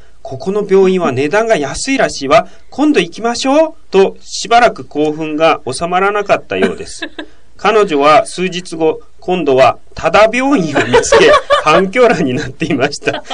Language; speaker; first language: Japanese; native; Japanese